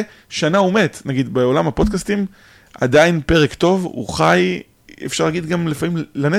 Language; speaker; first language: Hebrew; native; Hebrew